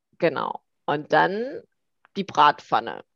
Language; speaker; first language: German; early bilingual, other home language; Korean